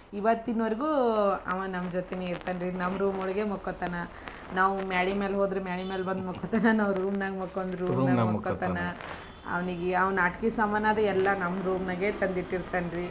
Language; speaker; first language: Kannada; native; Kannada